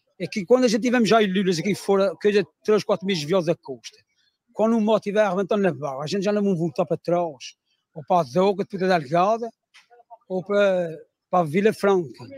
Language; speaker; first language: Portuguese; native; Portuguese